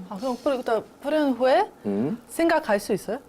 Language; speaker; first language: Korean; non-native, learner; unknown